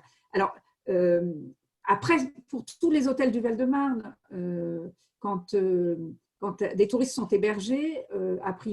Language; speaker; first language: French; native; French